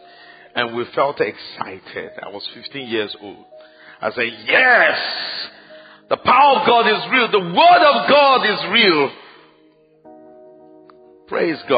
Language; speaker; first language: English; non-native, local second language; Yoruba